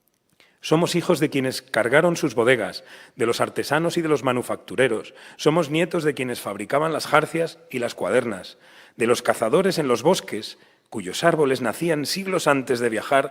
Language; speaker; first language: Spanish; native; Spanish